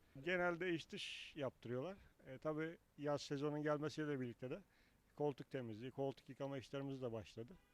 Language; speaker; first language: Turkish; native; Turkish